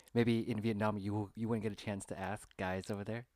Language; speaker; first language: English; early bilingual, other home language; Vietnamese